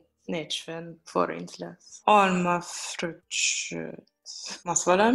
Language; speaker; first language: Hungarian; non-native, learner; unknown